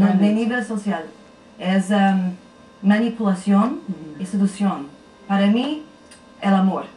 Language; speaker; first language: Spanish; non-native, learner; Portuguese